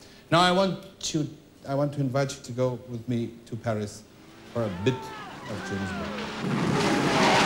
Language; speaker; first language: English; non-native, fluent; Portuguese